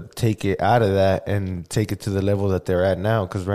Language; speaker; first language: English; early bilingual, other home language; Spanish